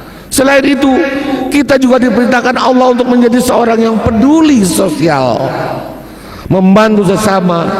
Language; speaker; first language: Indonesian; native; Indonesian